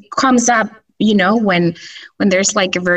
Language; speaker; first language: English; non-native, fluent; Spanish